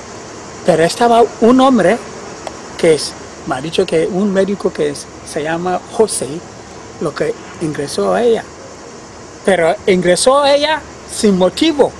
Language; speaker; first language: Spanish; non-native, learner; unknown